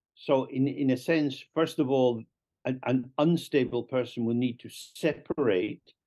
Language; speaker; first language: English; native; English